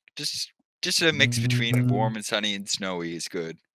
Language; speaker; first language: English; native; English